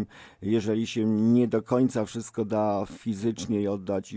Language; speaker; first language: Polish; native; Polish